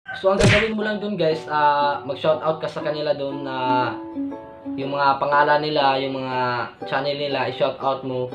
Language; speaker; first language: Filipino; non-native, local second language; Cebuano